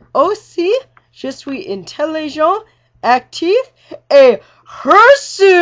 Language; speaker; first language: French; non-native, learner; English